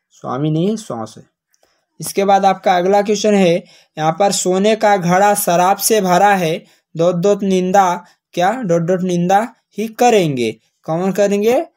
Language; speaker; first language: Hindi; native; Hindi